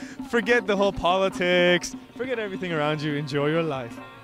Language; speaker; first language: English; early bilingual, other home language; Persian